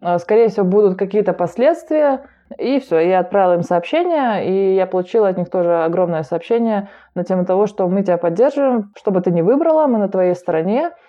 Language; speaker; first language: Russian; native; Russian